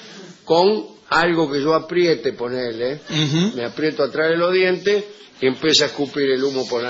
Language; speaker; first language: Spanish; native; Spanish